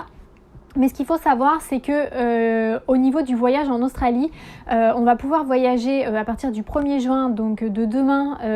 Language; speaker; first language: French; native; French